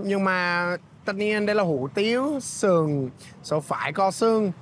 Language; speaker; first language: Vietnamese; non-native, fluent; English